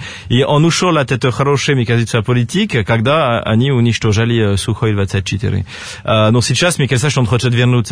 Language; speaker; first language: Russian; non-native, fluent; French